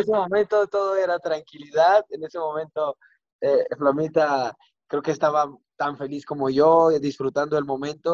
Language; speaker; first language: English; non-native, learner; Spanish